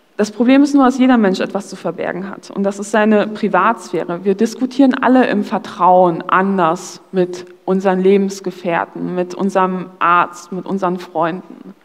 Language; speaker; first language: German; early bilingual, other home language; Polish